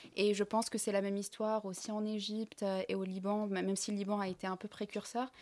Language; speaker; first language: French; non-native, local second language; Arabic